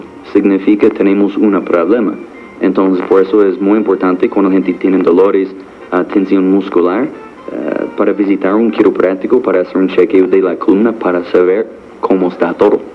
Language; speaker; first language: Spanish; non-native, fluent; English